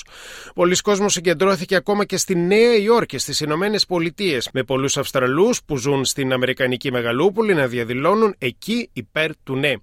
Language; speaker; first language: Greek; native; Greek